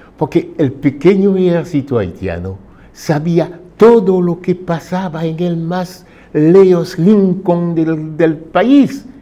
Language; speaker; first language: Spanish; non-native, fluent; Haitian Creole